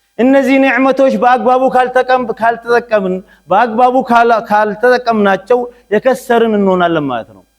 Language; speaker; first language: Amharic; non-native, local second language; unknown